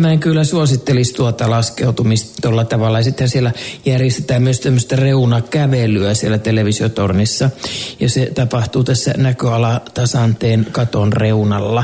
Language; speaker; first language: Finnish; native; Finnish